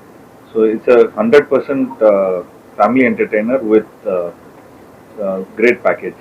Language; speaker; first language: Hindi; non-native, local second language; Tamil